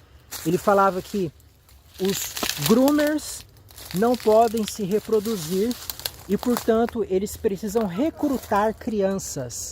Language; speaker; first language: Portuguese; native; Portuguese